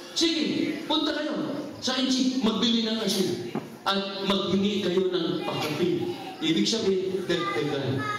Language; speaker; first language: Filipino; non-native, local second language; Cebuano